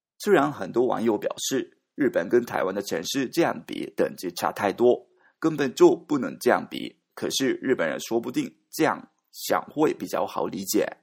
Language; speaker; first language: Chinese; non-native, learner; Japanese